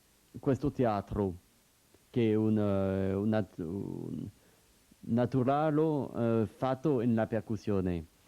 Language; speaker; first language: Italian; non-native, learner; French